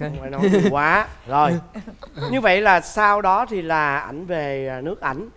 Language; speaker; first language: Vietnamese; native; Vietnamese